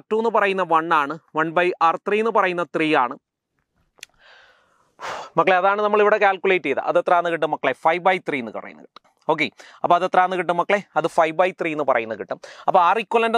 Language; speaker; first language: Malayalam; native; Malayalam